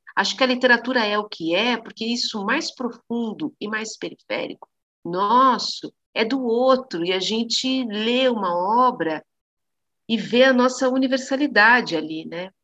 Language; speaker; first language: Portuguese; native; Portuguese